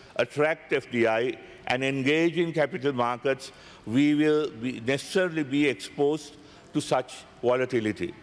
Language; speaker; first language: English; non-native, local second language; Sinhala